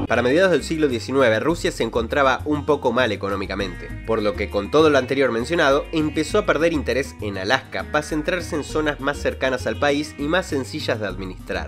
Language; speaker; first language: Spanish; native; Spanish